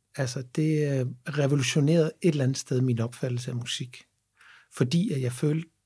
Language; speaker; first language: Danish; native; Danish